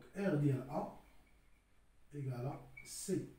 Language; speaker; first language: French; non-native, local second language; Arabic